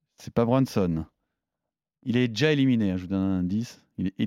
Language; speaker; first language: French; native; French